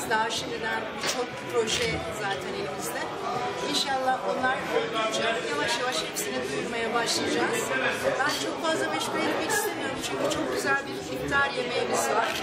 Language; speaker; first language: Turkish; native; Turkish